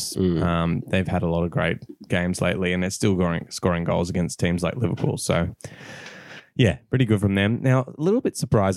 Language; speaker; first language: English; native; English